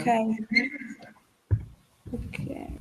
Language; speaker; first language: English; non-native, learner; Italian